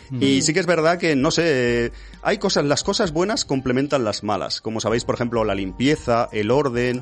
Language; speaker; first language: Spanish; native; Spanish